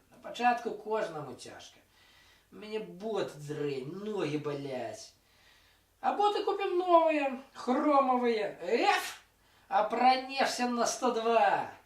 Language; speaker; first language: Belarusian; non-native, local second language; Russian